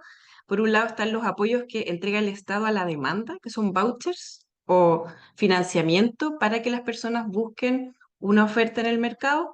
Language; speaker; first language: Spanish; native; Spanish